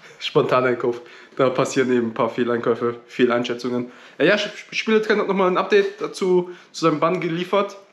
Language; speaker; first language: German; native; German